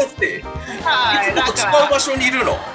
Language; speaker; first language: Japanese; native; Japanese